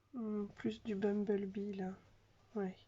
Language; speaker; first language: French; native; French